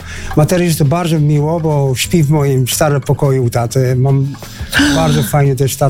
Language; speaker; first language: Polish; non-native, learner; Dutch